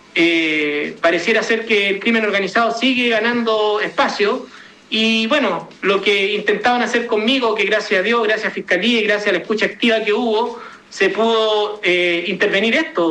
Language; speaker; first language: Spanish; native; Spanish